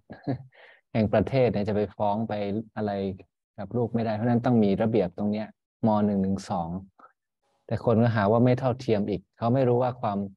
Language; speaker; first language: Thai; native; Thai